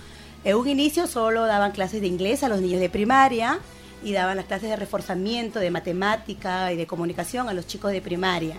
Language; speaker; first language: Spanish; native; Spanish